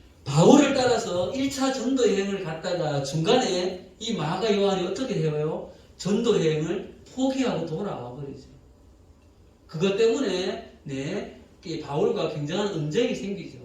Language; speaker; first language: Korean; native; Korean